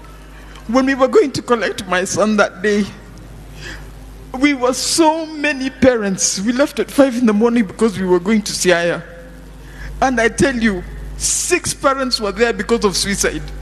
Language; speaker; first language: English; non-native, local second language; Swahili